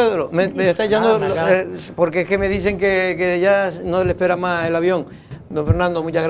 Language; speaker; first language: Spanish; native; Spanish